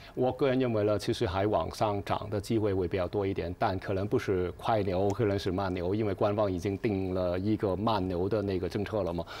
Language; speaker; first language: Chinese; non-native, fluent; Cantonese